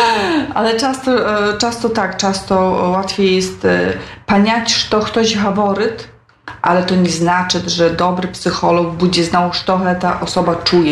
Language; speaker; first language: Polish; non-native, local second language; Ukrainian